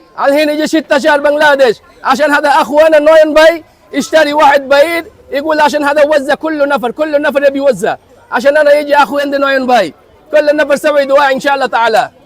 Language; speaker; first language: Arabic; non-native, learner; Bangla